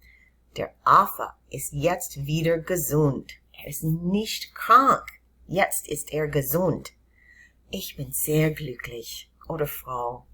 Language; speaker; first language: German; non-native, fluent; English